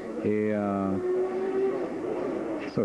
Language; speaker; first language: Portuguese; non-native, learner; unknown